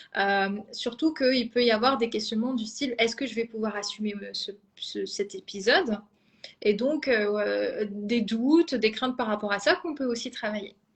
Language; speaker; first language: French; native; French